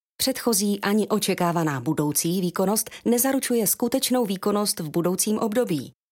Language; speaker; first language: Czech; native; Czech